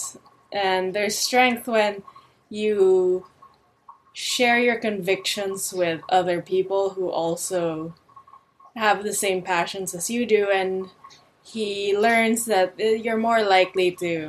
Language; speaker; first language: English; non-native, local second language; Filipino